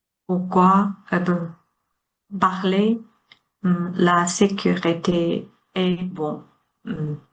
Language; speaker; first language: French; non-native, learner; Chinese